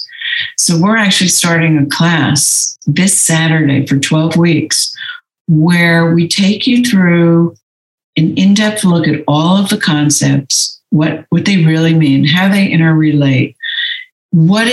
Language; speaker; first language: English; native; English